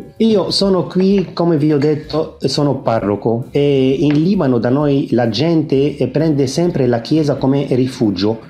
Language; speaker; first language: Italian; non-native, fluent; Arabic